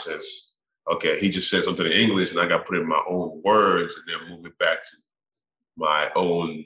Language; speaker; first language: English; non-native, local second language; Igbo